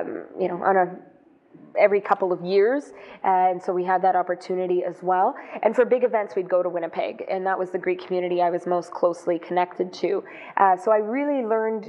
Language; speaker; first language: English; non-native, fluent; Greek